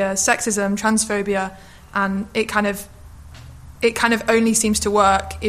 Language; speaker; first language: English; native; English